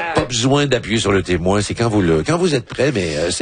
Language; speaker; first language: French; native; French